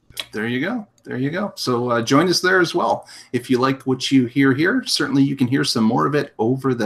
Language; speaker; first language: English; native; English